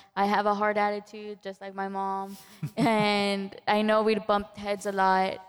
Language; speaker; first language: English; early bilingual, other home language; Spanish